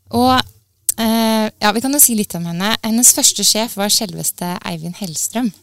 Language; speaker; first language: Norwegian; native; Norwegian